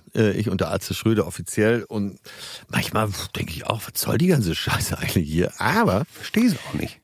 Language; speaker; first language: German; native; German